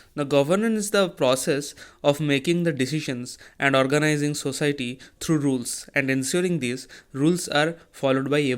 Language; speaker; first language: English; non-native, local second language; Hindi